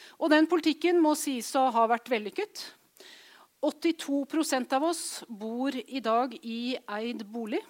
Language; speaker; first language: Norwegian; native; Norwegian